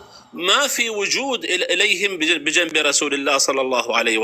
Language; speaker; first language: Arabic; native; Arabic